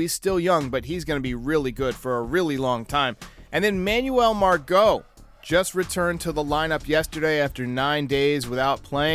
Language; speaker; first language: English; native; English